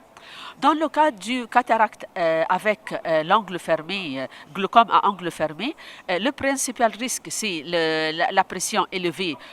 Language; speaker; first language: French; non-native, local second language; Arabic